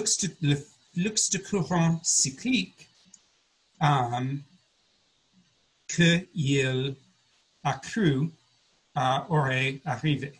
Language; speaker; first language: French; non-native, learner; English